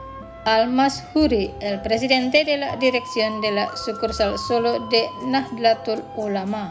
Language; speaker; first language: Spanish; non-native, fluent; Indonesian